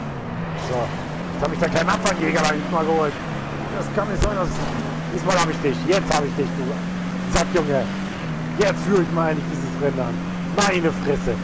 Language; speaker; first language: German; native; German